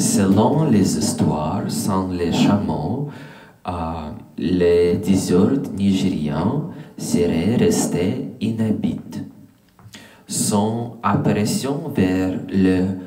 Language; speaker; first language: French; non-native, learner; English